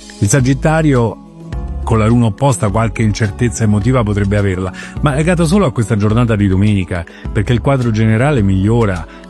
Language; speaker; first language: Italian; native; Italian